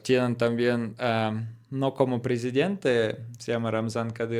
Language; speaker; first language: Spanish; non-native, learner; Russian